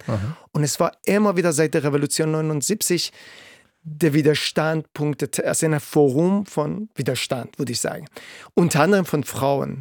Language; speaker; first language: German; non-native, fluent; Persian